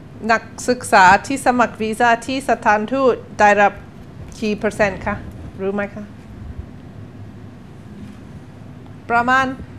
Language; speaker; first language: Thai; non-native, learner; English